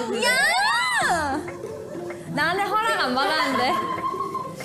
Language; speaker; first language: Korean; non-native, fluent; Thai